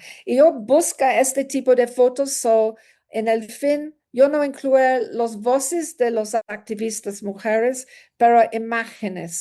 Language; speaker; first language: Spanish; non-native, learner; English